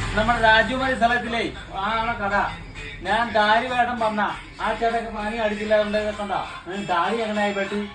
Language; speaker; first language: Malayalam; non-native, learner; Hindi